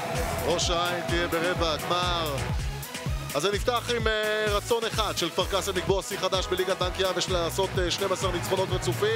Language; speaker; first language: Hebrew; native; Hebrew